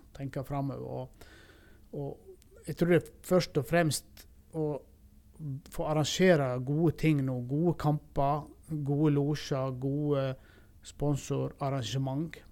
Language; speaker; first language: Norwegian; native; Norwegian